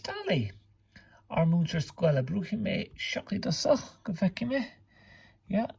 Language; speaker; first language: Irish; non-native, local second language; English